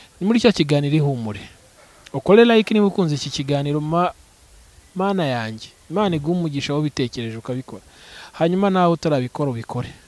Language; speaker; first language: Kinyarwanda; native; Kinyarwanda